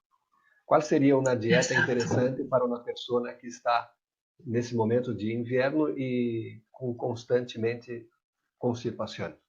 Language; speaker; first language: Spanish; non-native, learner; Portuguese